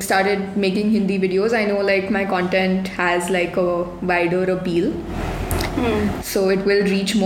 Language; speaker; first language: English; non-native, local second language; Hindi